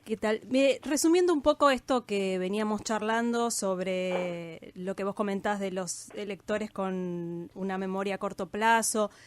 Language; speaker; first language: Spanish; native; Spanish